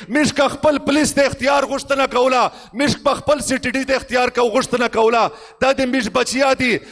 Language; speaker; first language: Pashto; native; Pashto